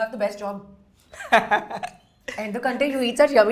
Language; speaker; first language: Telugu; non-native, learner; Hindi